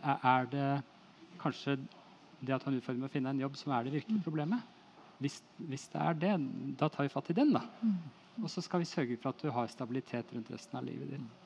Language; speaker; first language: Norwegian; native; Norwegian